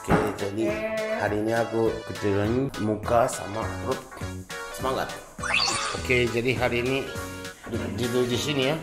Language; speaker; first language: Indonesian; non-native, learner; Japanese